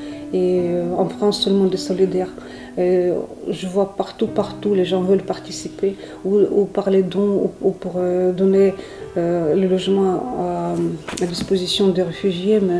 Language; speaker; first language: French; non-native, fluent; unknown